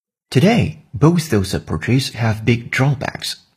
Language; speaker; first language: English; non-native, fluent; Chinese